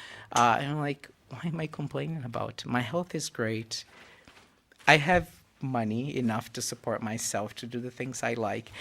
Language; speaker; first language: English; non-native, fluent; Portuguese